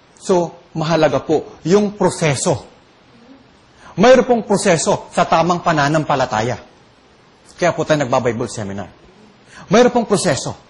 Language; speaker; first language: Filipino; non-native, local second language; Bikol